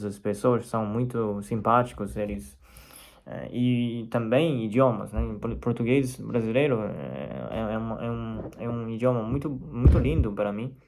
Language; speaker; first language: Portuguese; non-native, fluent; Chinese